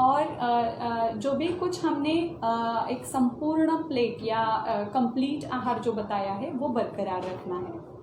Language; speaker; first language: Hindi; non-native, local second language; Marathi